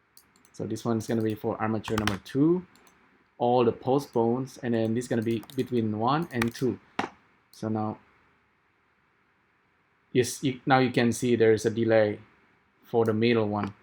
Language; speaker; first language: English; non-native, fluent; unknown